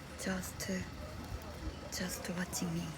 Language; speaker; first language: English; non-native, learner; Korean